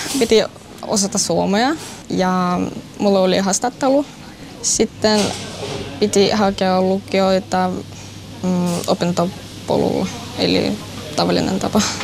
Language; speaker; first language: Finnish; non-native, learner; Russian